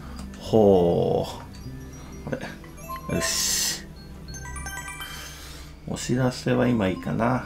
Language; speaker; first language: Japanese; native; Japanese